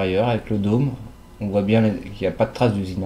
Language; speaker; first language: French; native; French